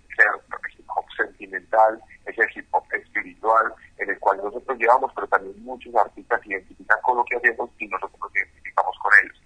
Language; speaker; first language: Spanish; native; Spanish